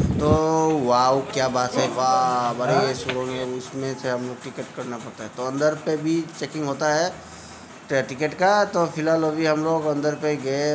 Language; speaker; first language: Hindi; non-native, local second language; Assamese